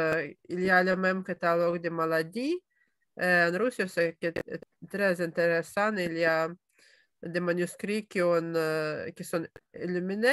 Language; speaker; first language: French; non-native, fluent; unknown